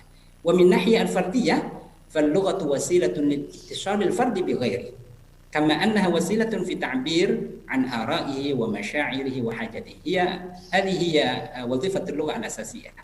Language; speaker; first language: Arabic; non-native, fluent; Indonesian